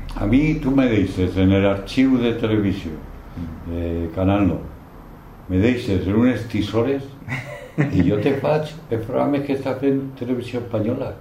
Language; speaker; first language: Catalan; non-native, local second language; Spanish